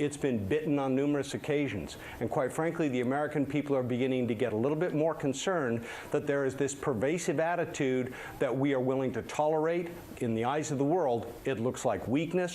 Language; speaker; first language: English; native; English